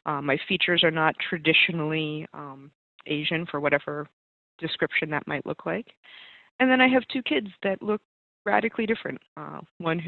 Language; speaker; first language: English; native; English